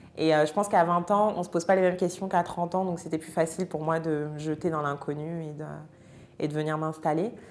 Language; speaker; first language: French; native; French